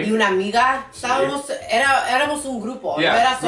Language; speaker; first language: Spanish; early bilingual, heritage; English